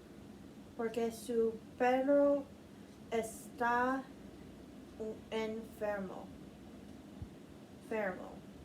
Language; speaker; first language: Spanish; non-native, learner; English